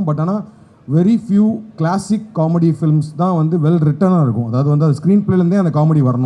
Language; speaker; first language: Tamil; native; Tamil